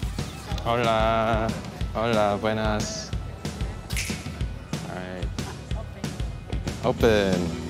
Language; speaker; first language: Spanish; non-native, learner; Korean